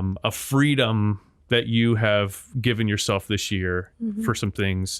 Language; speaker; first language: English; native; English